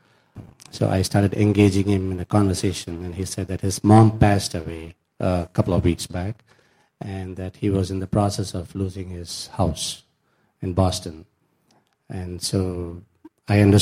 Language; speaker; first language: English; non-native, local second language; Tamil